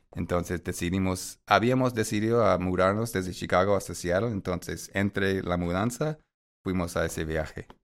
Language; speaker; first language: Spanish; non-native, fluent; English